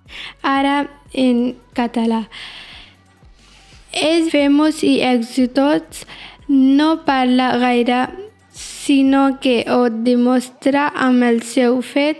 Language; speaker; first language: Catalan; non-native, learner; Punjabi